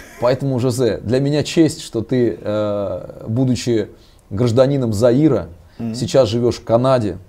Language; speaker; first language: Russian; native; Russian